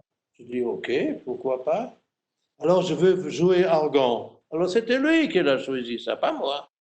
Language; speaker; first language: French; non-native, fluent; German